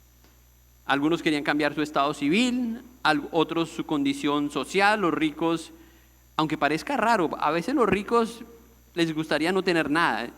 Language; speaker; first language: Spanish; native; Spanish